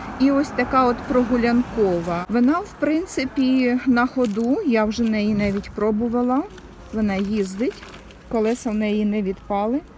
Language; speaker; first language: Ukrainian; non-native, local second language; Russian